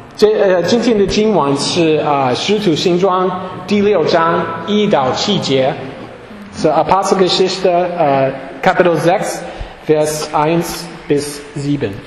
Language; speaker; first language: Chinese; non-native, fluent; English